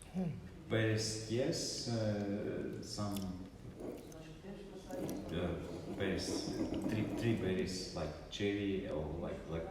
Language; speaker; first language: English; non-native, learner; Russian